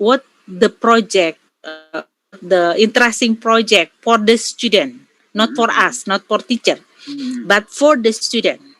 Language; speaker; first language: English; non-native, learner; Indonesian